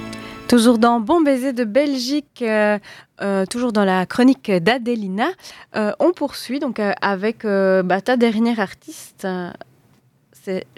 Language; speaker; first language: French; native; French